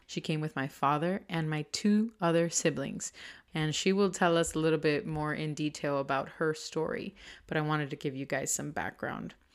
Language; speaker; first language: English; early bilingual, other home language; Spanish